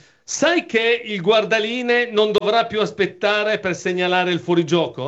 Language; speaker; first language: Italian; native; Italian